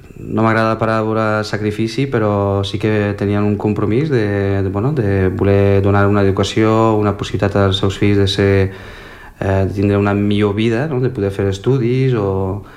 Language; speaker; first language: Catalan; non-native, fluent; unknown